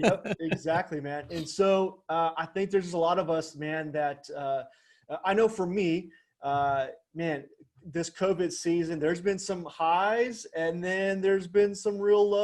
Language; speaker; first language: English; native; English